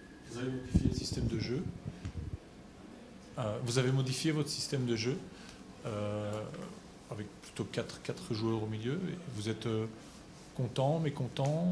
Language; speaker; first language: French; native; French